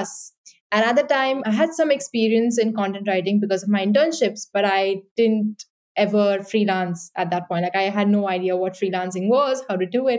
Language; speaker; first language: English; non-native, local second language; Hindi